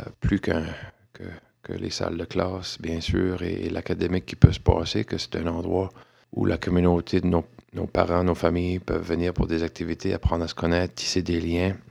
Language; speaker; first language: French; native; French